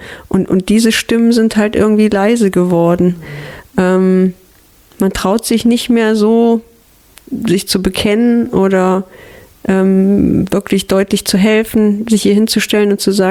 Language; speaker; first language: German; native; German